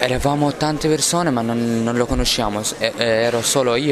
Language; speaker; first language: Italian; non-native, learner; Arabic